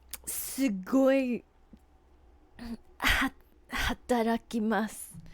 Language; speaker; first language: Japanese; non-native, learner; English